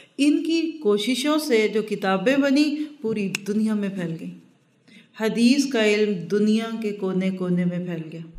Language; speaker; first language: Urdu; early bilingual, heritage; Urdu